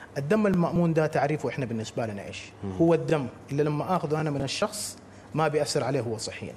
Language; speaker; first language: Arabic; native; Arabic